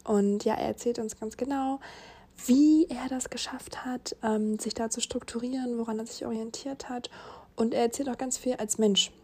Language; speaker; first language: German; native; German